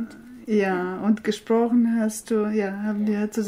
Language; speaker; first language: German; non-native, fluent; Russian